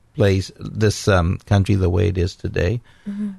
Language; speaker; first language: English; non-native, fluent; Hebrew